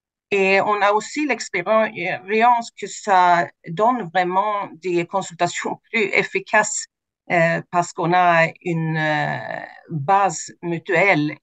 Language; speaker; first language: French; non-native, fluent; Swedish